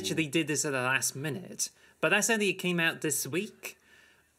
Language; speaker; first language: English; native; English